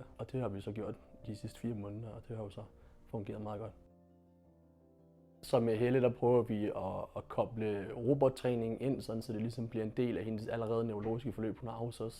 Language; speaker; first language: Danish; native; Danish